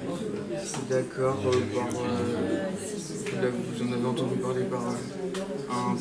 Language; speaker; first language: French; native; French